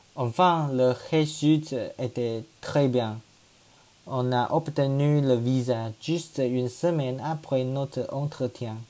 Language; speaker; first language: French; non-native, learner; Chinese